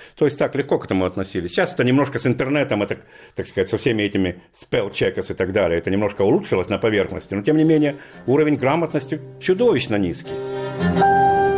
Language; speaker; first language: Russian; native; Russian